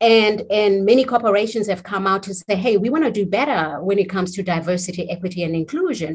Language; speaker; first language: English; non-native, local second language; Zulu